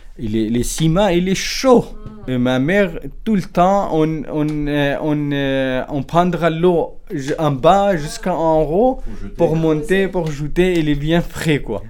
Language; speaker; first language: French; non-native, learner; Kurdish